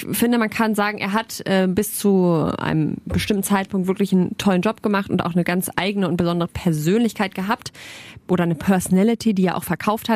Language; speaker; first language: German; native; German